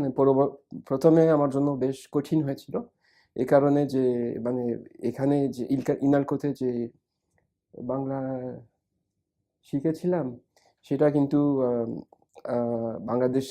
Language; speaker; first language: Bangla; non-native, fluent; French